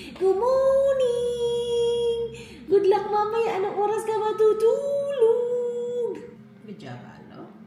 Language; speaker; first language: Filipino; non-native, local second language; Cebuano